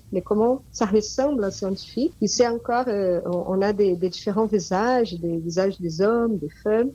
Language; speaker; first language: French; non-native, fluent; Portuguese